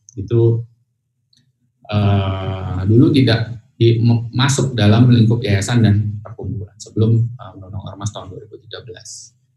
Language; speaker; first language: Indonesian; native; Indonesian